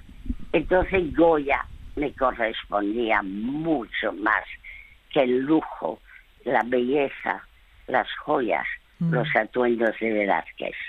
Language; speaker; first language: Spanish; early bilingual, other home language; French